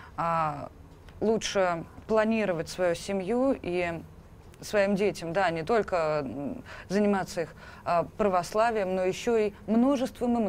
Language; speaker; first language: Russian; native; Russian